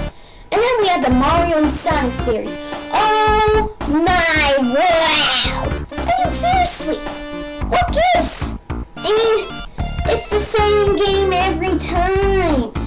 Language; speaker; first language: English; native; English